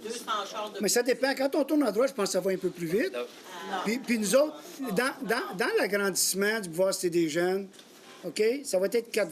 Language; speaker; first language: French; native; French